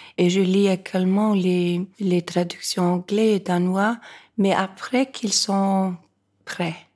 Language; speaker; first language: French; non-native, fluent; Icelandic